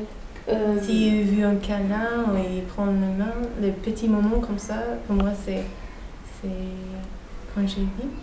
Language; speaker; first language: French; non-native, learner; English